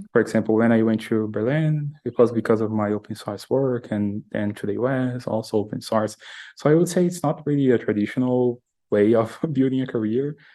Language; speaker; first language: English; non-native, fluent; Portuguese